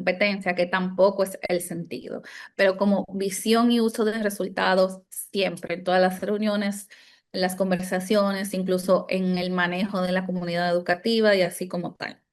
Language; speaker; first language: Spanish; native; Spanish